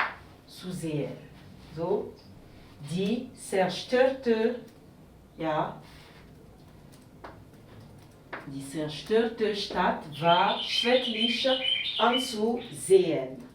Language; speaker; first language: German; non-native, fluent; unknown